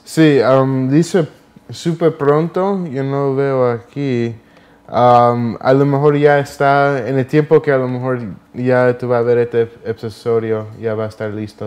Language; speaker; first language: Spanish; early bilingual, heritage; Spanish